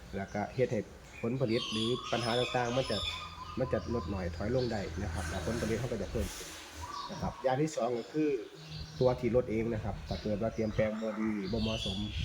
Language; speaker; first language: Thai; native; Thai